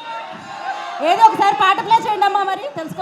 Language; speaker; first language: Telugu; native; Telugu